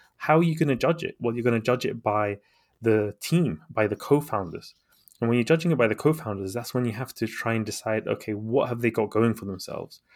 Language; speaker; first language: English; native; English